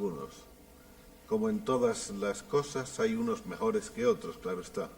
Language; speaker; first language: Spanish; native; Spanish